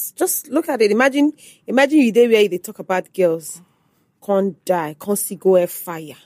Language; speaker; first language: English; non-native, local second language; Igbo